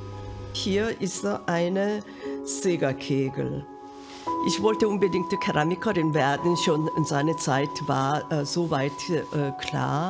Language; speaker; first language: German; non-native, fluent; Korean